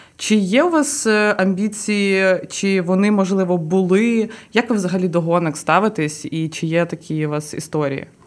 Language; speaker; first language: Ukrainian; non-native, local second language; Russian